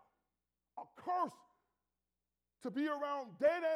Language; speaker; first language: English; native; English